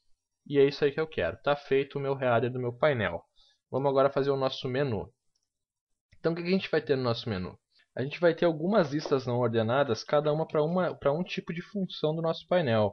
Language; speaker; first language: Portuguese; native; Portuguese